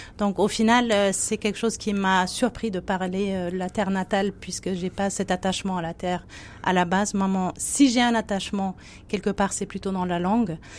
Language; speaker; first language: French; non-native, fluent; German